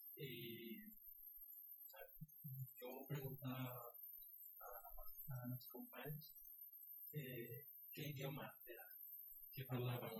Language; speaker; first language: Catalan; non-native, learner; Spanish